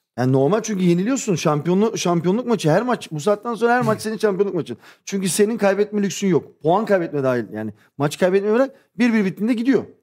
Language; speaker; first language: Turkish; early bilingual, heritage; Turkish